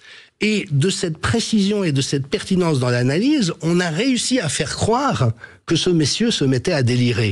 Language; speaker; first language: French; native; French